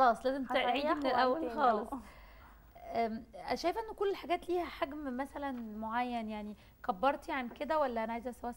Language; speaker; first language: Arabic; native; Arabic